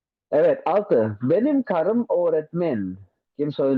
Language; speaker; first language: Turkish; non-native, fluent; Indonesian